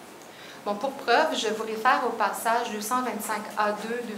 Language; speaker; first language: French; native; French